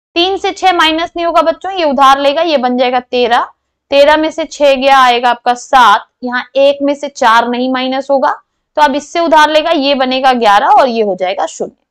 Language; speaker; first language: Hindi; native; Hindi